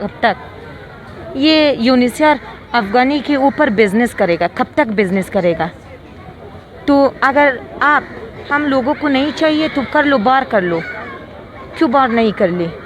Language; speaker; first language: Hindi; non-native, fluent; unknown